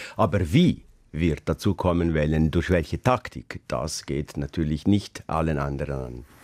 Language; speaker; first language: German; non-native, local second language; Italian